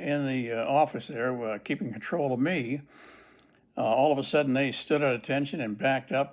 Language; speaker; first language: English; native; English